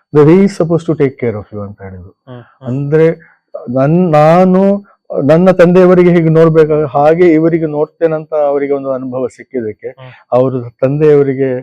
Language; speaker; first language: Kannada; non-native, local second language; Konkani